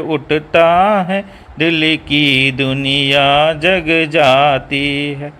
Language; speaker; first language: Hindi; non-native, local second language; Malayalam